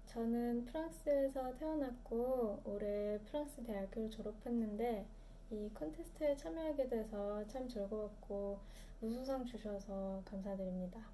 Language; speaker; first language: Korean; early bilingual, heritage; Korean